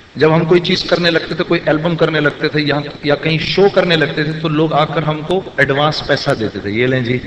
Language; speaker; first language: Urdu; native; Urdu